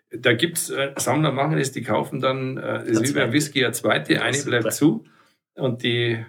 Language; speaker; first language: German; native; German